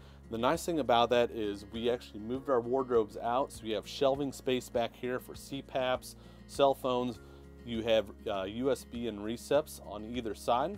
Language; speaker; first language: English; native; English